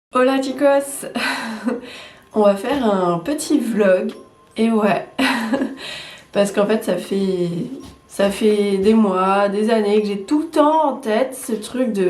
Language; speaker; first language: French; native; French